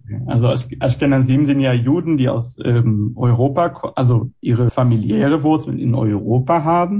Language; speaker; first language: German; non-native, fluent; Hebrew